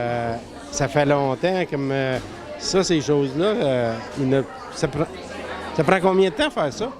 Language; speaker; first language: French; native; French